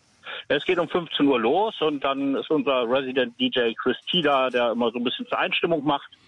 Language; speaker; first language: German; native; German